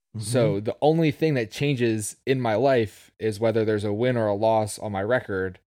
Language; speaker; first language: English; native; English